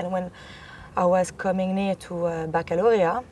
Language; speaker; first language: English; non-native, fluent; French